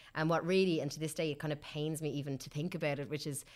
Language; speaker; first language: English; native; English